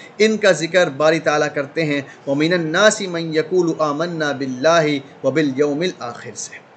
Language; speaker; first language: Urdu; native; Urdu